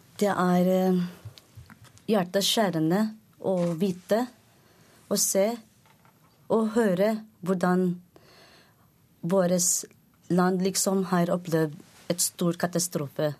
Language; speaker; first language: Norwegian; non-native, fluent; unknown